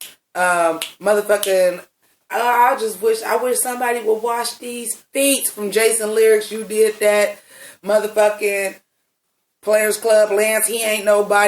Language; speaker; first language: English; native; English